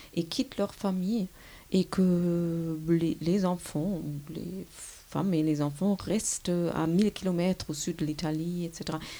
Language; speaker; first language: French; non-native, fluent; German